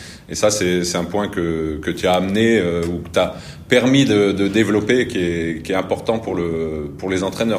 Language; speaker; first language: French; native; French